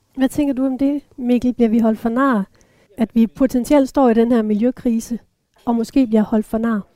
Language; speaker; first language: Danish; native; Danish